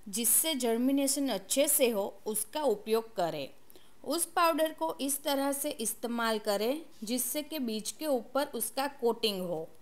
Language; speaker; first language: Hindi; non-native, local second language; Gujarati